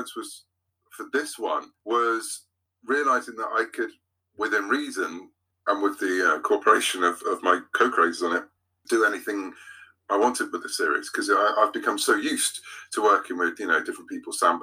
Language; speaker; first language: English; native; English